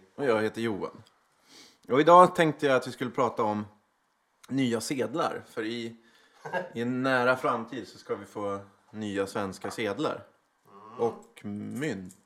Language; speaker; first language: Swedish; native; Swedish